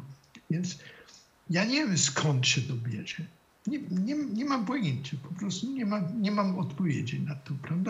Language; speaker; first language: Polish; non-native, fluent; German